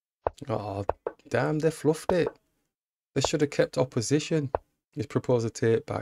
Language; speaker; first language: English; native; English